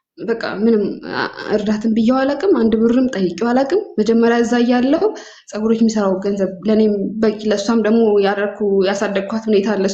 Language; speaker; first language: Amharic; native; Amharic